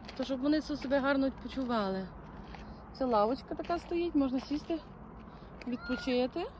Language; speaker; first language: Ukrainian; non-native, local second language; Russian